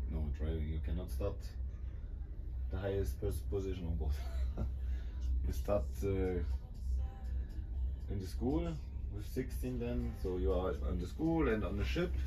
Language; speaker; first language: English; non-native, learner; German